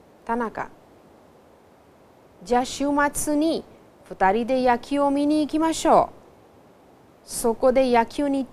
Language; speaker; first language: Japanese; non-native, fluent; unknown